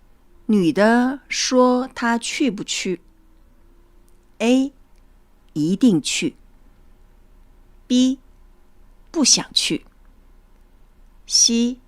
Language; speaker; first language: Chinese; native; Chinese